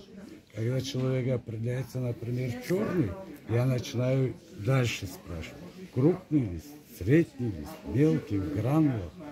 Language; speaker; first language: Russian; non-native, local second language; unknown